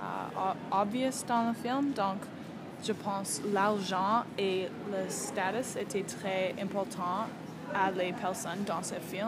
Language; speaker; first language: French; non-native, learner; English